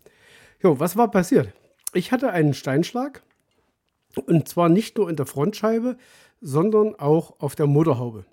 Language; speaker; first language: German; native; German